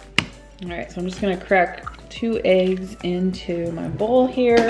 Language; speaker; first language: English; native; English